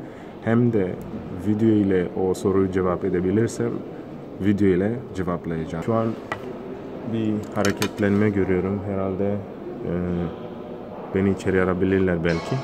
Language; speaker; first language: Turkish; non-native, fluent; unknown